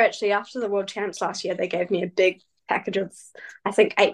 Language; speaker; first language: English; native; English